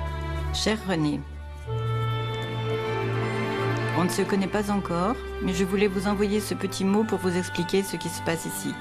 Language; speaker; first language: French; native; French